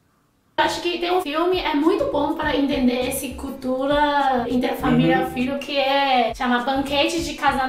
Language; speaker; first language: Portuguese; non-native, fluent; Chinese